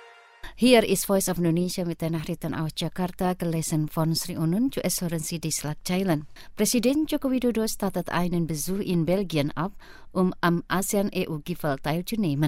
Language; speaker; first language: German; non-native, fluent; Indonesian